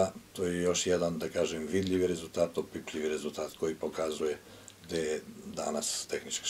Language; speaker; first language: Croatian; native; Croatian